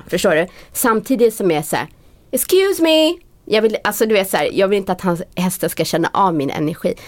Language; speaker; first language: Swedish; native; Swedish